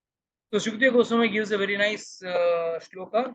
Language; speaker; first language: English; non-native, local second language; Hindi